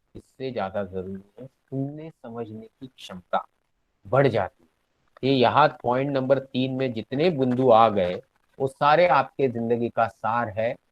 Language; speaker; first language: Hindi; non-native, local second language; Marathi